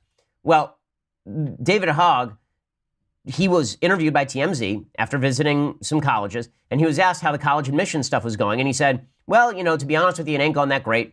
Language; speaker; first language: English; native; English